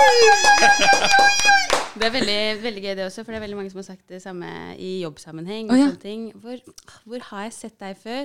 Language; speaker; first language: Norwegian; early bilingual, other home language; Arabic